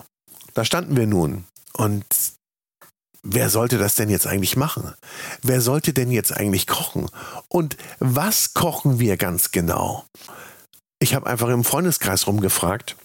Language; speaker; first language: German; native; German